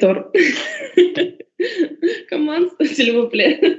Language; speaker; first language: French; non-native, learner; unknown